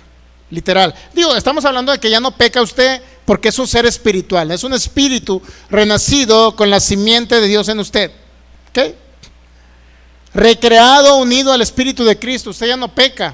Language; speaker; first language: Spanish; native; Spanish